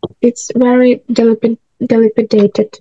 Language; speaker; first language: English; non-native, learner; Russian